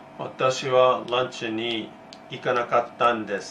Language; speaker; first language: Japanese; non-native, learner; English